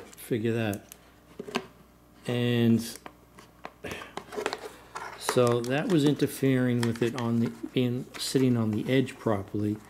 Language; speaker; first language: English; native; English